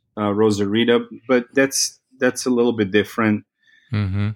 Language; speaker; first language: English; non-native, fluent; Serbian